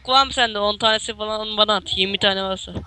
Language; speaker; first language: Turkish; native; Turkish